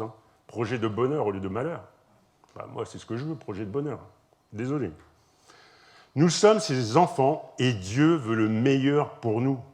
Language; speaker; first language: French; native; French